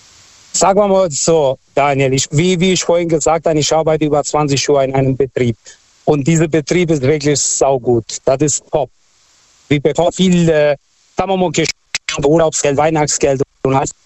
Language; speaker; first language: German; non-native, fluent; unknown